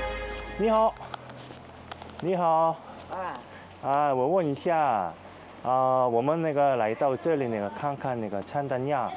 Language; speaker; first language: Chinese; non-native, learner; Korean